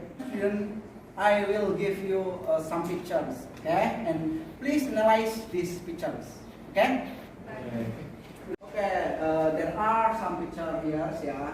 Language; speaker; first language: English; non-native, learner; Indonesian